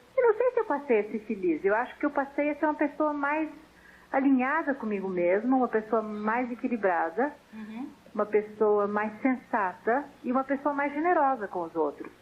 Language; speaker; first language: Portuguese; native; Portuguese